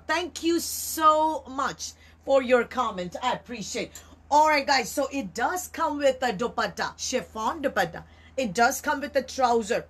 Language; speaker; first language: English; non-native, local second language; Urdu